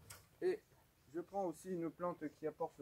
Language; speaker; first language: French; native; French